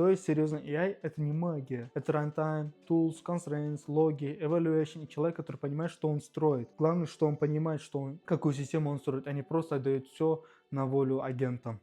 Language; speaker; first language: Russian; native; Russian